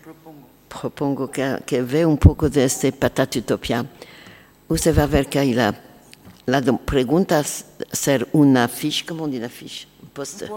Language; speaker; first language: Spanish; non-native, learner; French